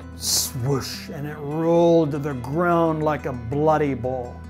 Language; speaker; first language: English; native; English